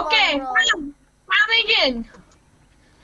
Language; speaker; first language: English; non-native, learner; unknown